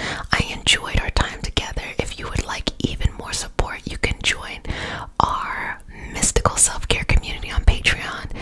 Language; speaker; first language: English; native; English